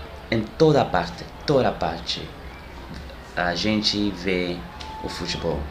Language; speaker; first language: Portuguese; non-native, learner; French